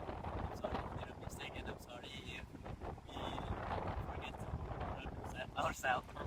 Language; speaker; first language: English; non-native, learner; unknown